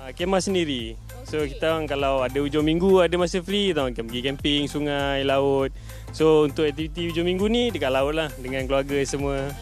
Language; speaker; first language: Malay; native; Malay